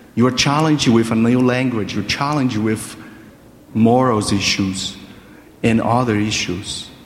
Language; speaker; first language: English; non-native, fluent; Portuguese